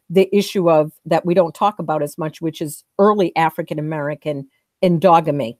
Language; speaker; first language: English; native; English